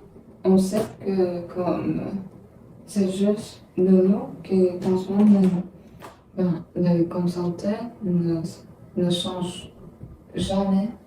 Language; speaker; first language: French; non-native, learner; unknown